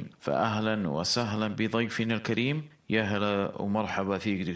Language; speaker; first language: Arabic; native; Arabic